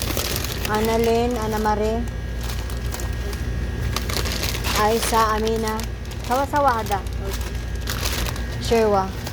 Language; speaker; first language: Arabic; non-native, learner; Filipino